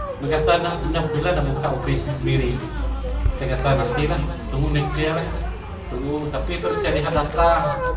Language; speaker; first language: Malay; native; Malay